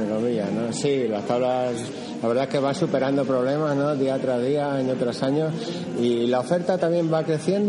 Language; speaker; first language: Spanish; native; Spanish